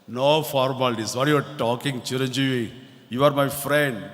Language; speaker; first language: English; non-native, local second language; Telugu